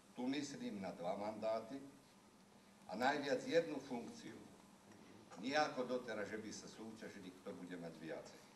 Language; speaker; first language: Slovak; early bilingual, heritage; Slovak